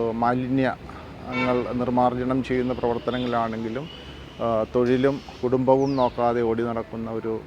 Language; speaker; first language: Malayalam; native; Malayalam